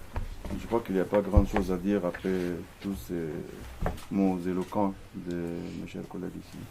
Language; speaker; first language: French; non-native, fluent; Arabic